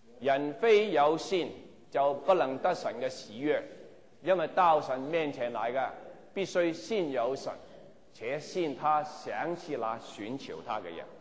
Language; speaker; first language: Chinese; non-native, local second language; Cantonese